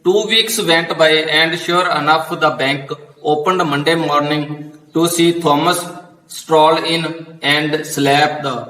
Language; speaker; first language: English; non-native, local second language; Punjabi